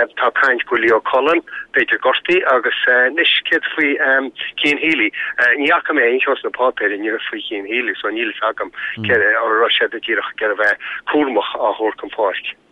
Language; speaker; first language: Irish; native; Irish